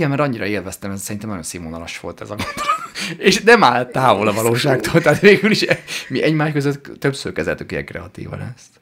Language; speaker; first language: Hungarian; native; Hungarian